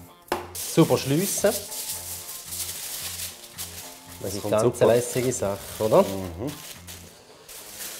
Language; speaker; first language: German; native; German